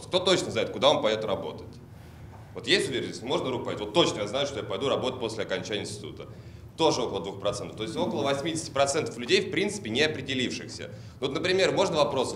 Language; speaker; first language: Russian; native; Russian